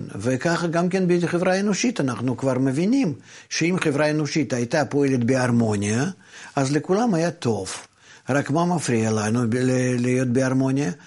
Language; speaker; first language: Hebrew; non-native, fluent; Russian